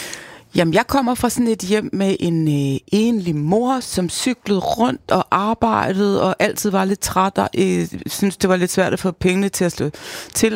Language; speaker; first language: Danish; native; Danish